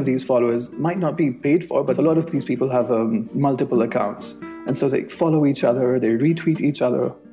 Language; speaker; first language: English; non-native, local second language; Urdu